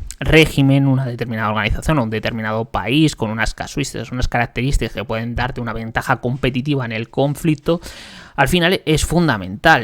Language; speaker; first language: Spanish; native; Spanish